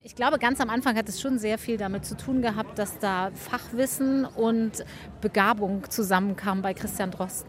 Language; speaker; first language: German; native; German